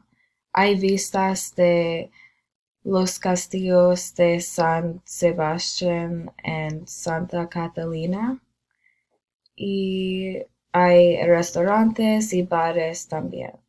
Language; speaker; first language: Spanish; non-native, learner; English